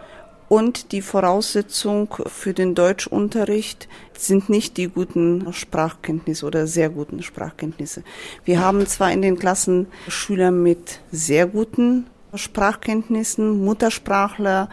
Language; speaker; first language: German; non-native, fluent; Polish